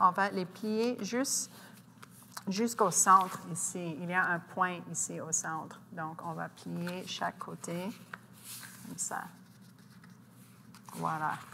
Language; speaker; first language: French; non-native, local second language; English